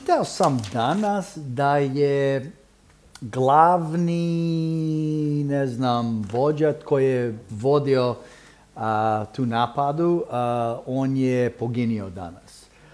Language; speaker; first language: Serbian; early bilingual, heritage; Serbian